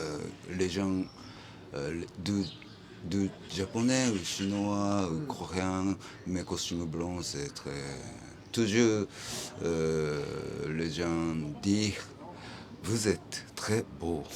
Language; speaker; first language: French; non-native, learner; Japanese